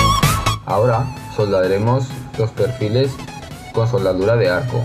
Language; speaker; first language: Spanish; native; Spanish